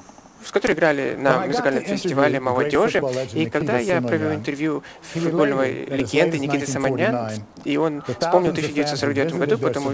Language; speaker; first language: Russian; native; Russian